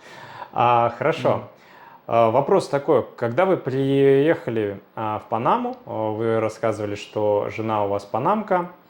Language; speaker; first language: Russian; native; Russian